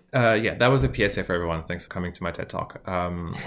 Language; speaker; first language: English; non-native, fluent; French